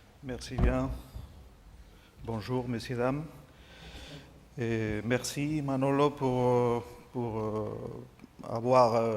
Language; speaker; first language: French; non-native, fluent; Spanish